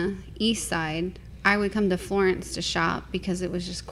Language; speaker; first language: English; native; English